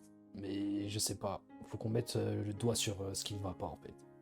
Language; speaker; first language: French; native; French